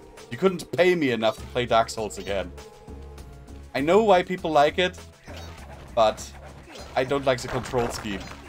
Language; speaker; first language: English; non-native, fluent; German